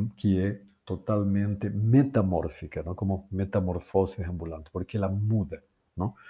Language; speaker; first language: Portuguese; non-native, fluent; Spanish